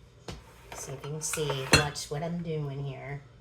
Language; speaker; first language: English; native; English